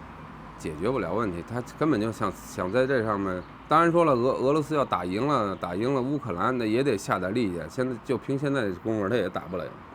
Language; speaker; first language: Chinese; native; Chinese